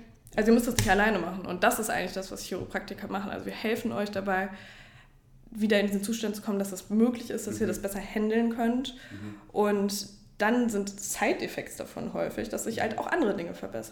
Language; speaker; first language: German; native; German